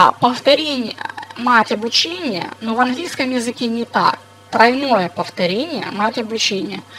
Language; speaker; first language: Russian; non-native, fluent; English